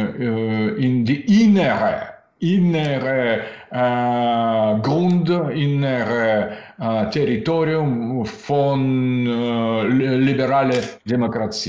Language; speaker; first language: German; non-native, learner; Russian